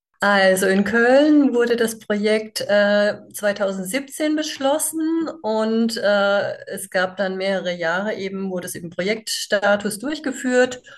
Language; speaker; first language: German; native; German